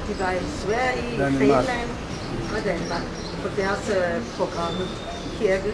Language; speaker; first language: Danish; non-native, fluent; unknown